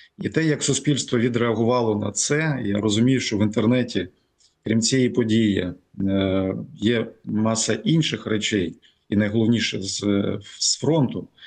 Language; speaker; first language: Ukrainian; native; Ukrainian